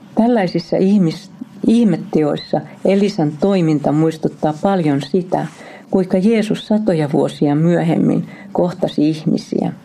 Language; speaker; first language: Finnish; native; Finnish